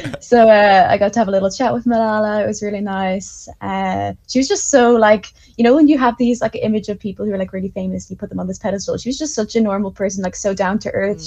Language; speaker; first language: English; native; English